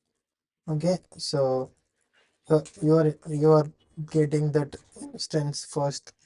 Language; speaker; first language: English; non-native, fluent; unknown